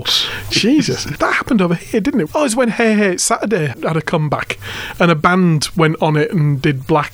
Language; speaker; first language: English; native; English